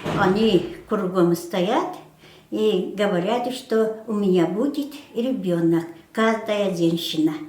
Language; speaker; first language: Russian; non-native, local second language; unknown